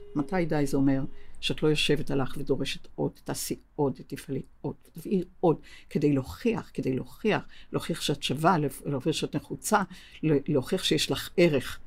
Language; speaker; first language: Hebrew; native; Hebrew